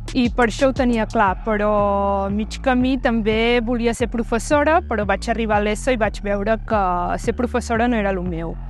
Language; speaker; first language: Catalan; early bilingual, other home language; Punjabi